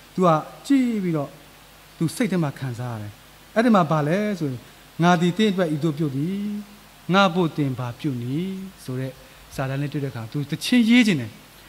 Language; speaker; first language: Burmese; non-native, local second language; S'gaw Karen